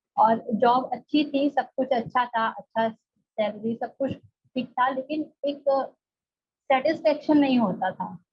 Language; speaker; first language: Hindi; native; Hindi